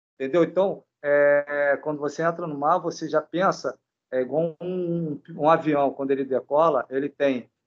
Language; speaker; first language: Portuguese; native; Portuguese